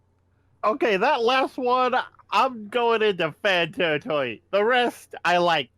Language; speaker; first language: English; native; English